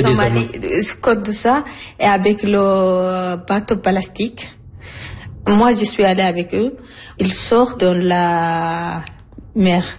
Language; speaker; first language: French; non-native, learner; Arabic